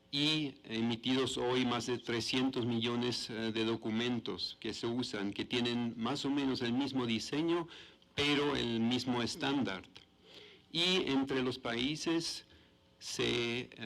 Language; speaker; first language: Spanish; non-native, fluent; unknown